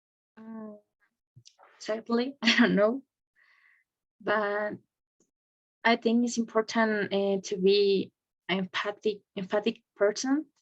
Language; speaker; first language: English; non-native, learner; Spanish